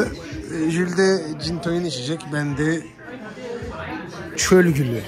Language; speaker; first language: Turkish; native; Turkish